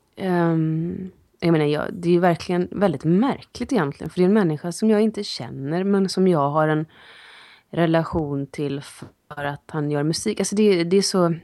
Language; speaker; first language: Swedish; native; Swedish